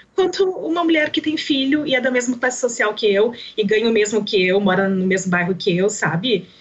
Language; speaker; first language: Portuguese; native; Portuguese